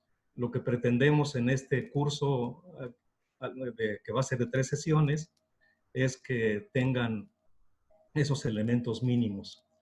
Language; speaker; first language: Spanish; native; Spanish